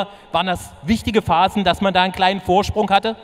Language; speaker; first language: German; native; German